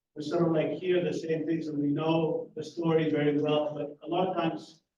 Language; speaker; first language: English; non-native, fluent; Greek